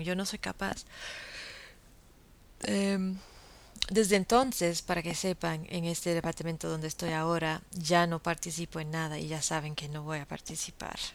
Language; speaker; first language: Spanish; non-native, fluent; English